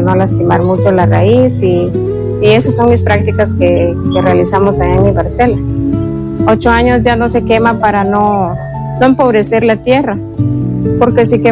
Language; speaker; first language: Spanish; native; Spanish